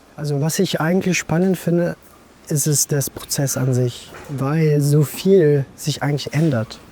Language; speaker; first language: German; non-native, fluent; Italian